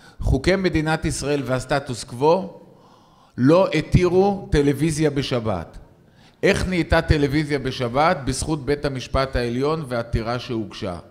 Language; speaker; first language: Hebrew; native; Hebrew